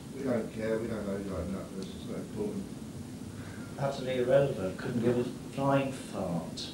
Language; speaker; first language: English; native; English